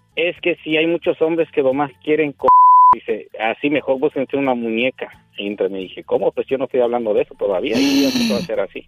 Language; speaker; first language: Spanish; native; Spanish